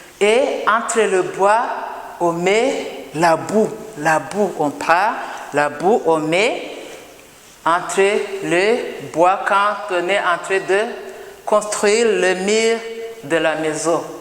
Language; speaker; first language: French; non-native, local second language; Kinyarwanda